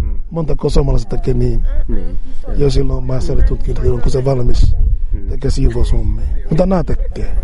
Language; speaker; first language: Finnish; non-native, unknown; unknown